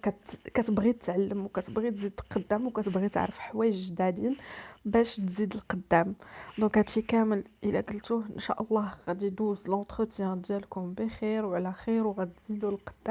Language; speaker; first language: Arabic; native; Arabic